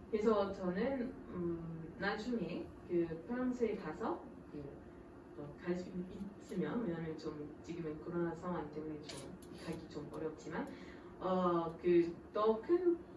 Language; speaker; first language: Korean; non-native, fluent; French